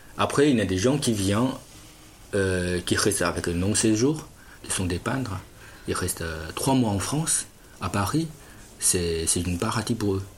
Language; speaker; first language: French; non-native, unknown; Chinese